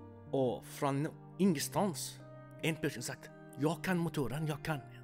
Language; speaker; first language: Swedish; non-native, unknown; Persian